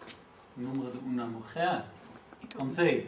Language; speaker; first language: Spanish; non-native, learner; Dutch